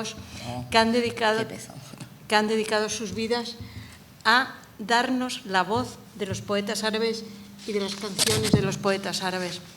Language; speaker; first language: Spanish; native; Spanish